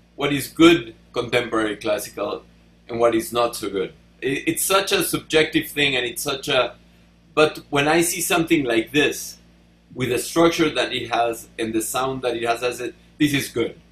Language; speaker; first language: English; non-native, fluent; Spanish